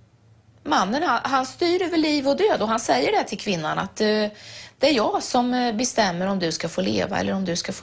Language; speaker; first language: Swedish; native; Swedish